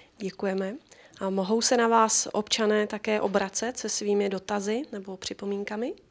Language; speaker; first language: Czech; native; Czech